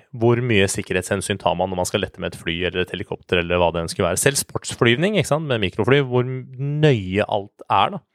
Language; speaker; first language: Norwegian; early bilingual, other home language; Persian